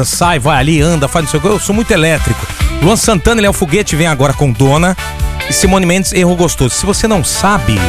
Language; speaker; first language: Portuguese; native; Portuguese